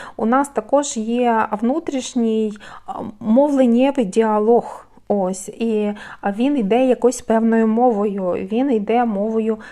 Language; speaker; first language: Ukrainian; non-native, local second language; Russian